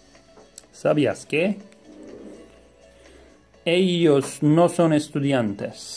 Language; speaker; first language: Spanish; non-native, learner; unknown